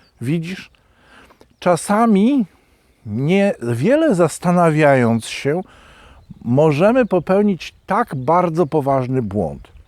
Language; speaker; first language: Polish; native; Polish